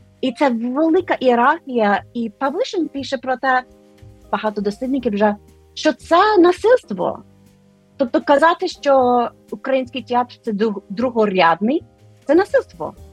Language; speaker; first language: Ukrainian; non-native, fluent; English